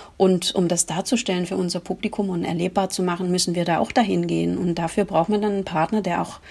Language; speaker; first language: German; native; German